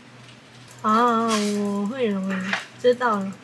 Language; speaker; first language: Chinese; non-native, learner; Korean